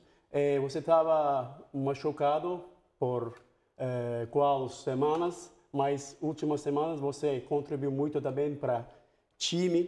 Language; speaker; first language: Portuguese; non-native, fluent; Turkish